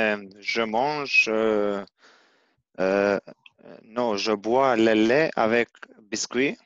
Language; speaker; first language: French; non-native, learner; Albanian